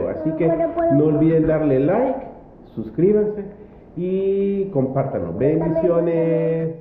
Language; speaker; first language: Spanish; native; Spanish